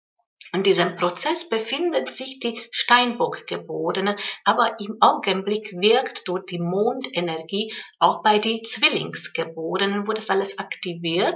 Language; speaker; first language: German; non-native, fluent; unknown